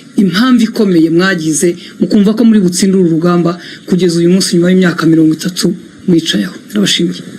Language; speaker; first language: Kinyarwanda; native; Kinyarwanda